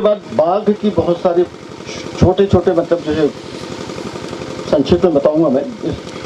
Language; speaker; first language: Hindi; native; Hindi